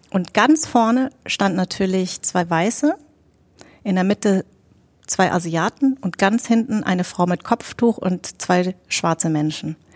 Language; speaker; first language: German; native; German